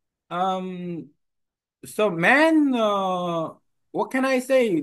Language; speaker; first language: English; non-native, learner; Korean